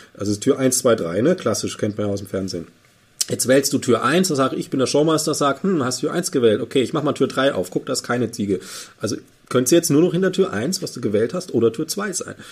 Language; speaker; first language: German; native; German